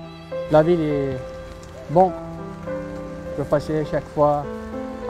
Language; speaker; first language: French; non-native, learner; Azerbaijani